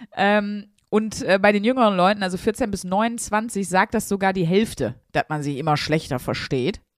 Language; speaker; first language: German; native; German